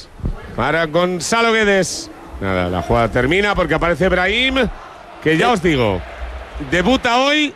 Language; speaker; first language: Spanish; native; Spanish